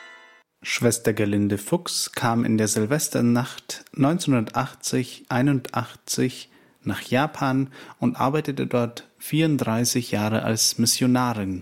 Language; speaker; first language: German; native; German